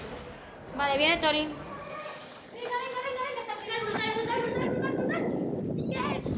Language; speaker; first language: Spanish; non-native, local second language; Catalan